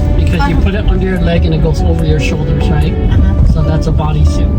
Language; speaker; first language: English; early bilingual, other home language; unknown